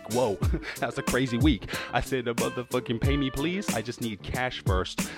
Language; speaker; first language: English; native; English